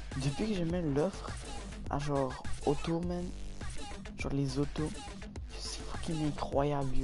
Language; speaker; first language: French; native; French